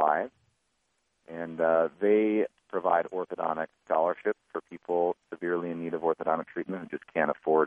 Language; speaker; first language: English; native; English